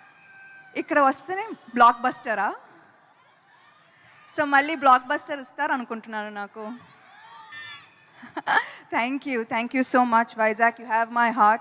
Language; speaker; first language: Telugu; non-native, fluent; Tamil